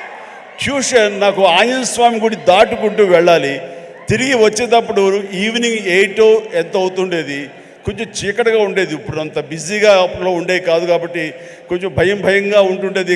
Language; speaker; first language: Telugu; native; Telugu